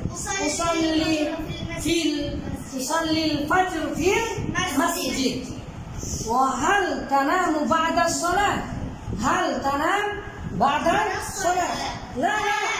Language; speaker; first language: Arabic; non-native, fluent; Bangla